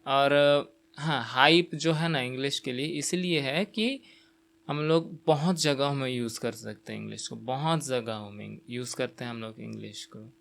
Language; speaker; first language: Hindi; non-native, local second language; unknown